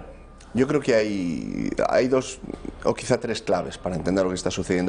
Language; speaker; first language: Spanish; native; Spanish